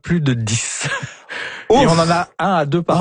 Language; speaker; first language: French; native; French